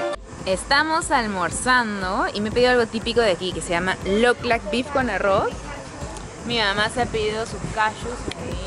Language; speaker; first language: Spanish; native; Spanish